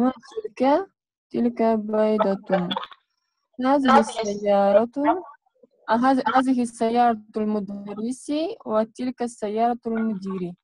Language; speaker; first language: Arabic; non-native, learner; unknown